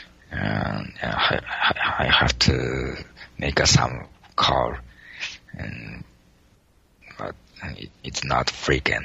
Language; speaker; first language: English; non-native, learner; Japanese